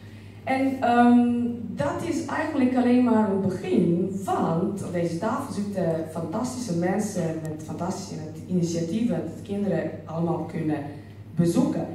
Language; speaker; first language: Dutch; non-native, fluent; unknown